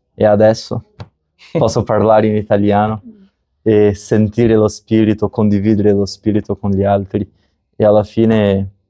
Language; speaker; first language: Italian; non-native, fluent; Portuguese